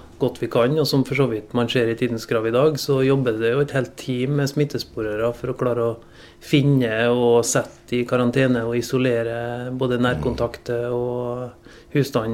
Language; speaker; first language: Norwegian; native; Norwegian